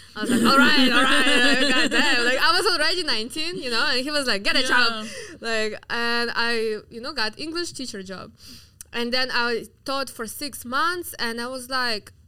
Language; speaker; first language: English; non-native, fluent; Russian